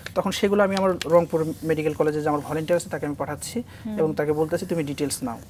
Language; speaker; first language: Bangla; native; Bangla